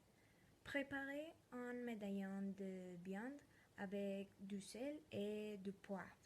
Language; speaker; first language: French; non-native, learner; Spanish